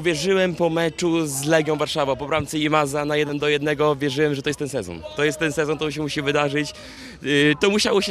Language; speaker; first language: Polish; native; Polish